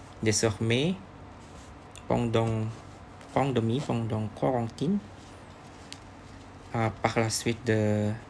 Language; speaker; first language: French; non-native, learner; Indonesian